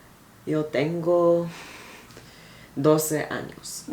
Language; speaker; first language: Spanish; non-native, learner; Bulgarian